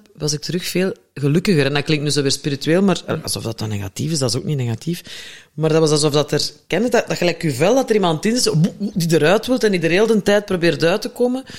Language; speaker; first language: Dutch; native; Dutch